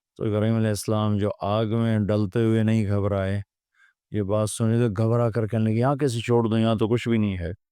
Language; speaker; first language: Urdu; non-native, local second language; Punjabi